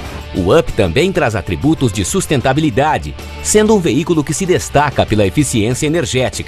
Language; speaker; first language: Portuguese; native; Portuguese